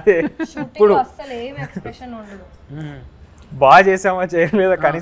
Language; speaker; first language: Telugu; native; Telugu